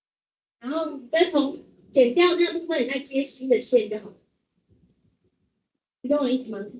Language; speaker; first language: Chinese; native; Chinese